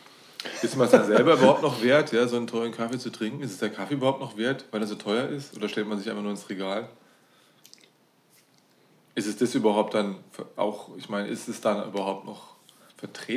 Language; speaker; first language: German; native; German